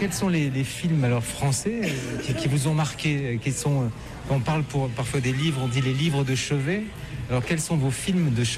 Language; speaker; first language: French; native; French